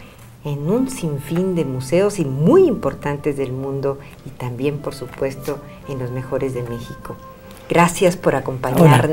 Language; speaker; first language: Spanish; native; Spanish